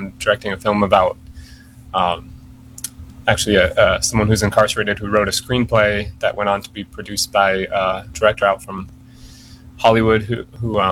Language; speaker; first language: English; native; English